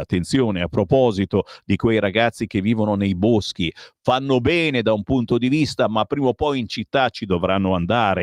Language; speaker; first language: Italian; native; Italian